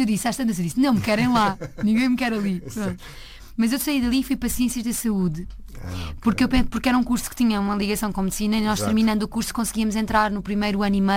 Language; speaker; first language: Portuguese; native; Portuguese